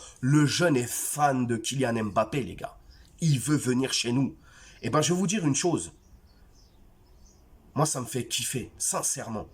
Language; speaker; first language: French; native; French